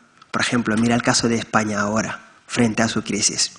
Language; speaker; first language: Spanish; non-native, fluent; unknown